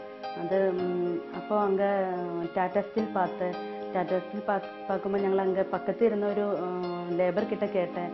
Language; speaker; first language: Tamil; non-native, learner; Malayalam